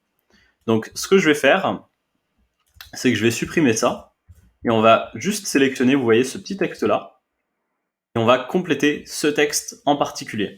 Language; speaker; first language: French; native; French